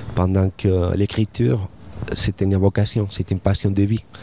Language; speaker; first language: French; non-native, learner; Spanish